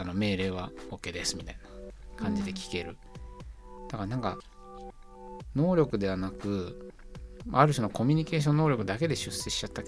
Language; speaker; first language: Japanese; native; Japanese